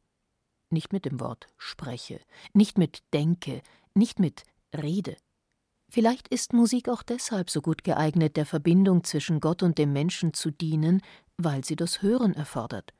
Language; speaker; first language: German; native; German